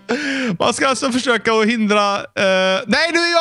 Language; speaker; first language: Swedish; native; Swedish